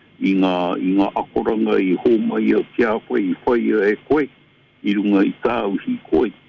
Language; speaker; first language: Māori; non-native, local second language; English